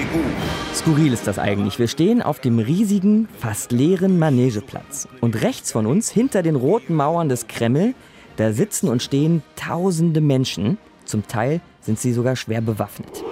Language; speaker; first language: German; native; German